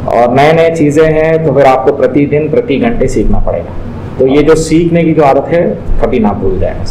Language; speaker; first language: Hindi; non-native, local second language; Telugu